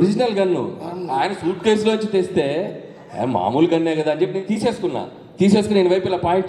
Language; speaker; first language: Telugu; native; Telugu